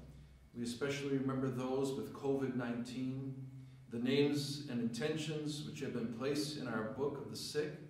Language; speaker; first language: English; native; English